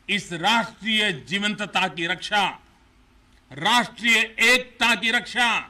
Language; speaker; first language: Hindi; non-native, local second language; Gujarati